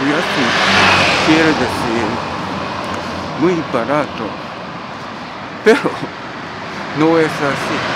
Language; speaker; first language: Spanish; non-native, learner; Japanese